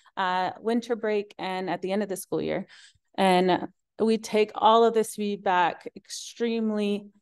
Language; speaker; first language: English; native; English